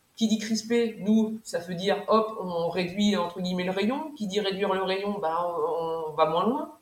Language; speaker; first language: French; native; French